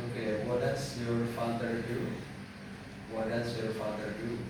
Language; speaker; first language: English; non-native, fluent; Indonesian